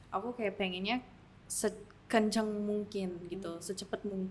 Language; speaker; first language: Indonesian; early bilingual, heritage; English